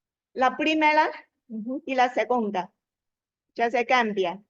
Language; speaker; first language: Spanish; non-native, learner; Chinese